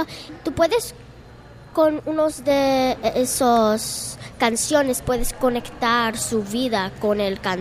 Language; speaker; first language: Spanish; non-native, learner; English